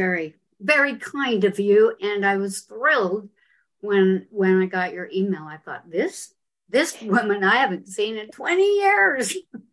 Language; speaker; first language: English; native; English